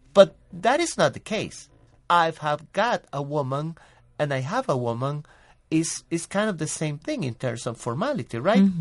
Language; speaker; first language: English; non-native, fluent; Spanish